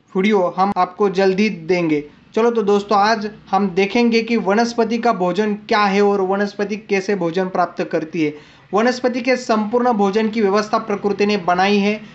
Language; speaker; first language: Hindi; non-native, local second language; Marathi